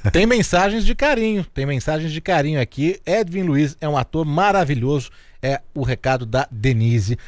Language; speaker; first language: Portuguese; native; Portuguese